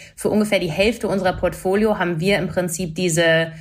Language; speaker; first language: German; non-native, fluent; English